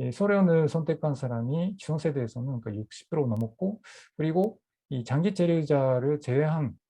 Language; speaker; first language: Korean; non-native, fluent; Japanese